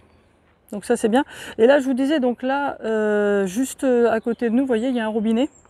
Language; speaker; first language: French; native; French